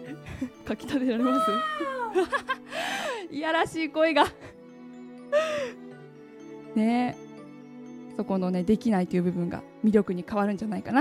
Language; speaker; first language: Japanese; native; Japanese